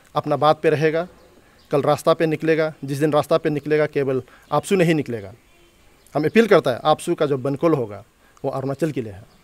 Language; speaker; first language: Hindi; non-native, local second language; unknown